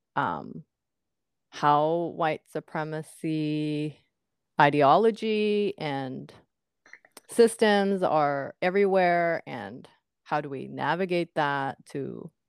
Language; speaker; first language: English; non-native, fluent; Japanese